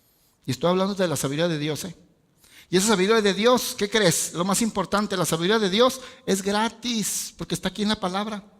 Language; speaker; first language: Spanish; native; Spanish